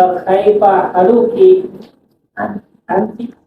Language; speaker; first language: Arabic; non-native, learner; Indonesian